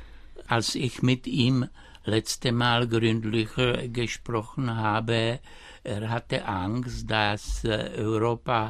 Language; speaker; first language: German; non-native, fluent; Czech